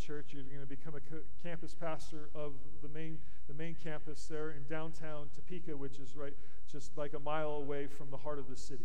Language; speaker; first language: English; native; English